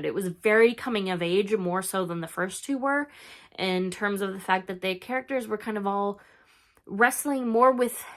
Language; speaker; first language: English; native; English